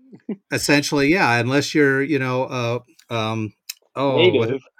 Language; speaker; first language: English; native; English